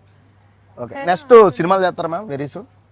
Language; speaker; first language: Telugu; native; Telugu